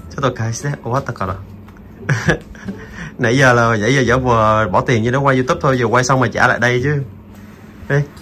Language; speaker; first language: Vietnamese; native; Vietnamese